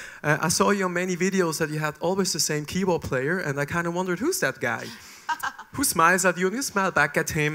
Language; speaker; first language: English; non-native, fluent; German